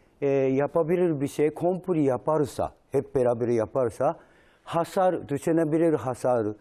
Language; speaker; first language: Turkish; non-native, learner; Japanese